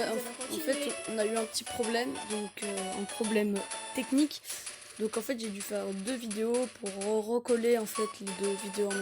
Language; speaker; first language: French; native; French